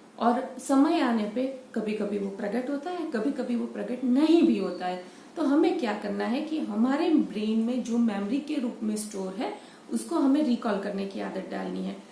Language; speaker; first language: Hindi; non-native, local second language; Gujarati